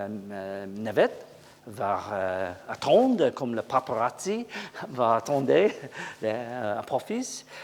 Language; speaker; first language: French; non-native, learner; English